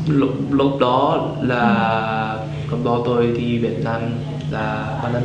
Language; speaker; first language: Vietnamese; non-native, learner; Chinese